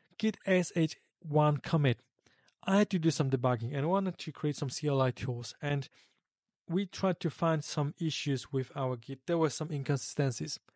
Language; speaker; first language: English; non-native, fluent; Polish